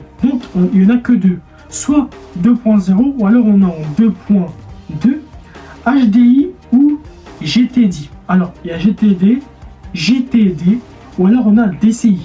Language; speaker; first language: French; native; French